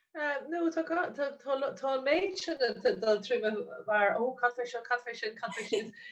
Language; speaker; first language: Irish; non-native, local second language; English